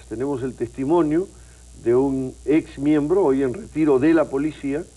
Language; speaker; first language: Spanish; native; Spanish